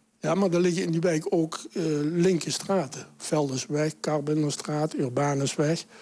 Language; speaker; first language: Dutch; native; Dutch